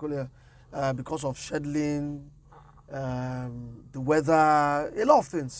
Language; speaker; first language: English; non-native, local second language; Yoruba